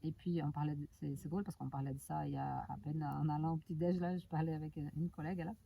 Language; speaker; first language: French; native; French